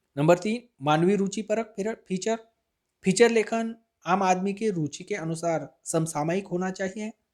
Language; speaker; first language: Hindi; non-native, local second language; Marathi